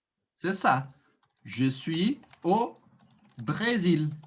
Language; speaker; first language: French; non-native, fluent; Portuguese